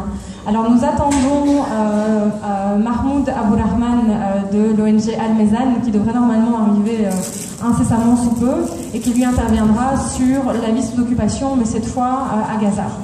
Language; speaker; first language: French; native; French